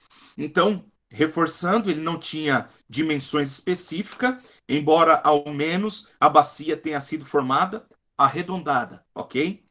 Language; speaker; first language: Portuguese; native; Portuguese